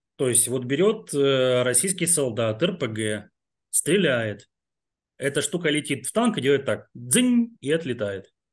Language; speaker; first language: Russian; non-native, local second language; Ukrainian